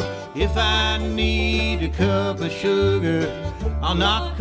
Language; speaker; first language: English; native; English